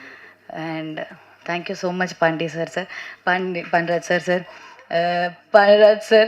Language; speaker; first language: Tamil; non-native, learner; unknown